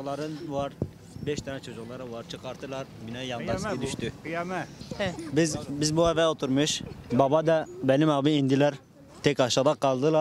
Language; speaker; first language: Turkish; non-native, learner; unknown